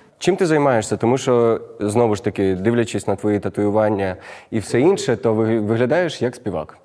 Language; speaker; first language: Ukrainian; native; Ukrainian